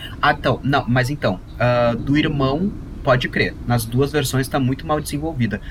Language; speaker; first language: Portuguese; native; Portuguese